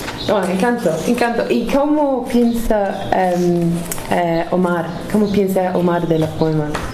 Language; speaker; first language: Spanish; non-native, learner; English